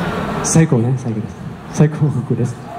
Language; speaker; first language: Japanese; non-native, learner; Thai